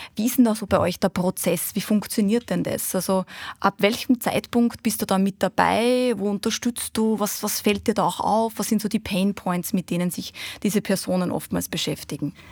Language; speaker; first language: German; native; German